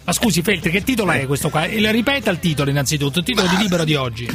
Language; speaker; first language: Italian; native; Italian